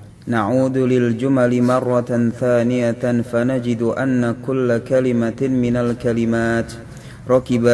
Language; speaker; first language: Arabic; non-native, learner; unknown